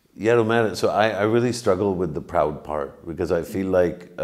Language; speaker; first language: English; early bilingual, other home language; Urdu